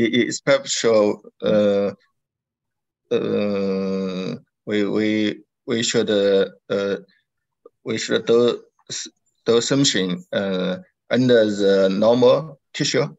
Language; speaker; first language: English; non-native, learner; Chinese